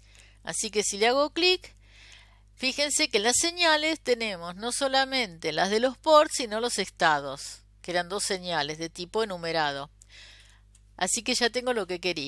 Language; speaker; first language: Spanish; native; Spanish